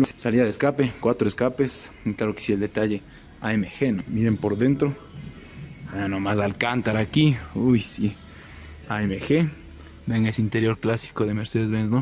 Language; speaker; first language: Spanish; native; Spanish